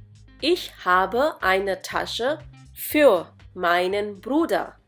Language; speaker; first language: German; non-native, fluent; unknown